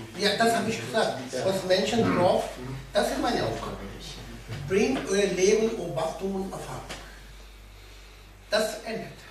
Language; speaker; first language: German; non-native, learner; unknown